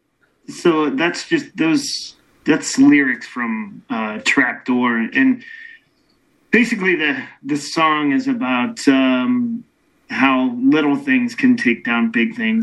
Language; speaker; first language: English; native; English